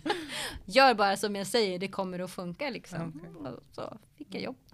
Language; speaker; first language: Swedish; early bilingual, other home language; Arabic